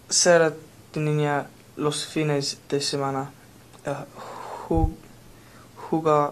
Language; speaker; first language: Spanish; non-native, learner; English